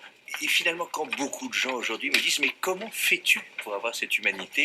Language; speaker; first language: French; native; French